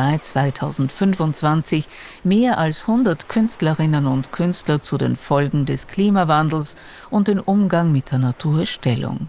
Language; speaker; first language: German; native; German